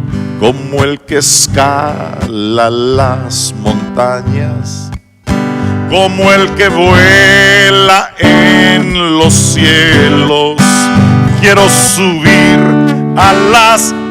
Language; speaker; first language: Spanish; non-native, local second language; English